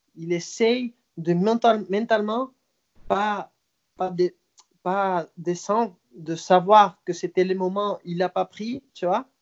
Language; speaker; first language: French; non-native, fluent; Spanish